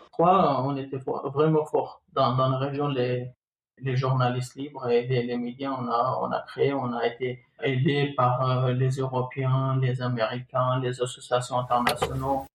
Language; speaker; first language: French; non-native, fluent; Kurdish